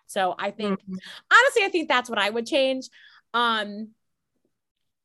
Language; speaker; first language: English; native; English